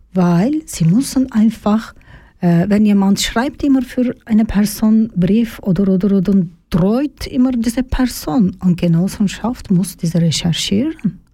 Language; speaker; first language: German; non-native, learner; Turkish